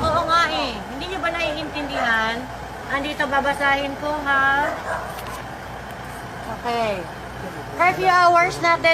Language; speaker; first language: Filipino; native; Filipino